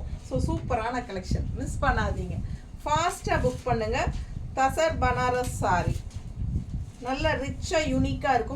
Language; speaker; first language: Tamil; native; Tamil